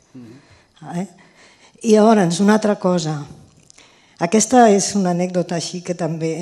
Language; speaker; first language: Catalan; early bilingual, heritage; Catalan